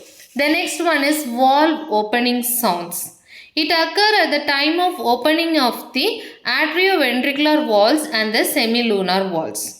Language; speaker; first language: English; non-native, local second language; Tamil